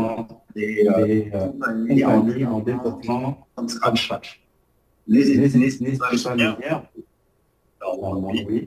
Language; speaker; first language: French; native; French